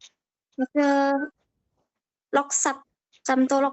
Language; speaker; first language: Cantonese; non-native, learner; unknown